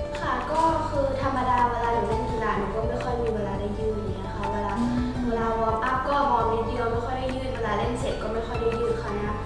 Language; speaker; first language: Thai; native; Thai